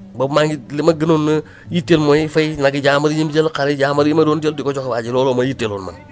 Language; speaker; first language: Wolof; native; Wolof